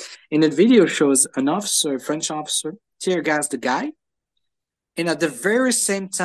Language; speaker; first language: English; non-native, fluent; French